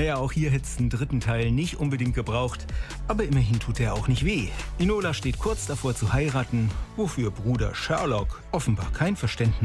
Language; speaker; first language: German; native; German